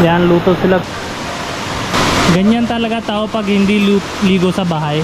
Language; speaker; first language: Filipino; non-native, learner; Punjabi